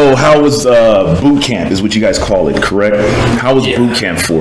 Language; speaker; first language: English; native; English